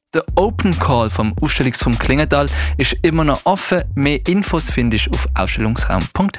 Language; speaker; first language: German; native; German